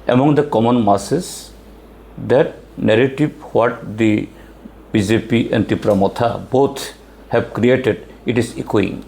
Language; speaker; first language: English; non-native, local second language; Bangla